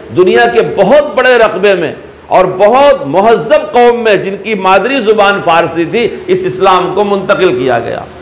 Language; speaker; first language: Urdu; native; Urdu